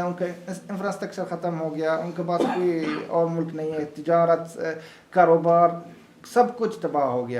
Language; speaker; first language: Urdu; non-native, learner; Arabic